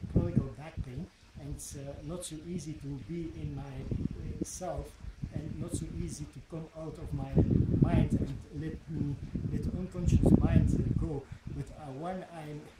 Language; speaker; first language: English; non-native, fluent; Dutch